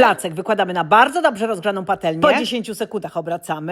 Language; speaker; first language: Polish; native; Polish